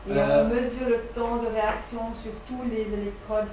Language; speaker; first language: French; native; French